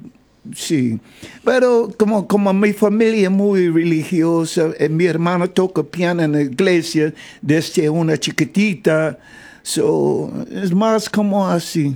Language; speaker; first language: Spanish; non-native, learner; English